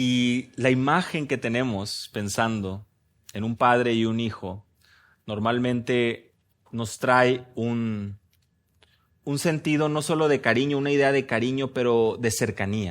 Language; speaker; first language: Spanish; native; Spanish